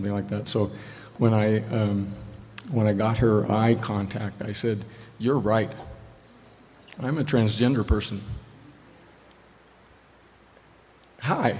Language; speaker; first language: English; native; English